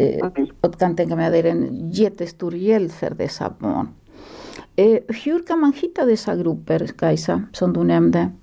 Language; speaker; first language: Swedish; non-native, fluent; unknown